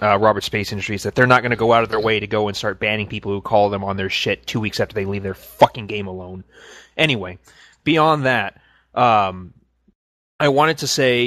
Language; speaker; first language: English; native; English